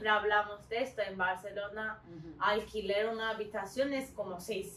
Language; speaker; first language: Spanish; non-native, learner; Turkish